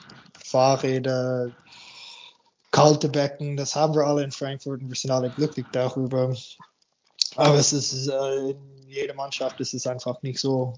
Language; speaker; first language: German; non-native, fluent; English